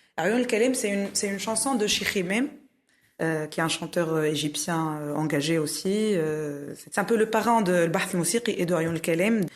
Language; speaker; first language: French; non-native, local second language; Arabic